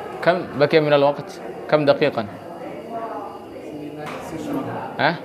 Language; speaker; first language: Arabic; non-native, fluent; Indonesian